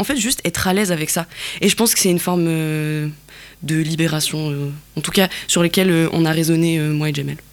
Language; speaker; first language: French; non-native, local second language; Kabyle